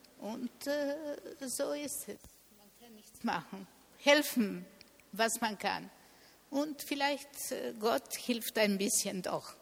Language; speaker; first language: German; non-native, learner; Italian